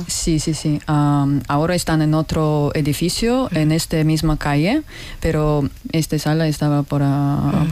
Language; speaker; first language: Spanish; non-native, learner; Russian